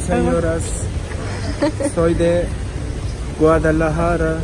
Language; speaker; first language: Spanish; non-native, learner; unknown